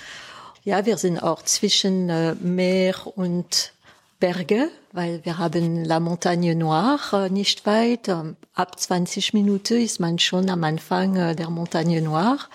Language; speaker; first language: German; non-native, fluent; French